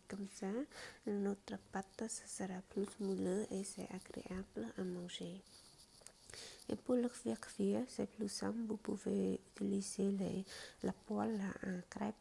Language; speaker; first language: French; non-native, fluent; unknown